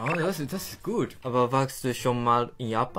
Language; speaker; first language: German; non-native, learner; Japanese